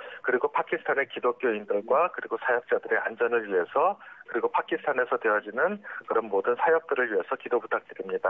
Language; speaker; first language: Korean; native; Korean